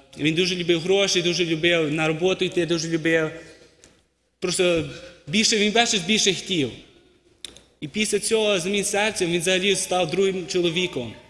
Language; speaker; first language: Ukrainian; early bilingual, heritage; Ukrainian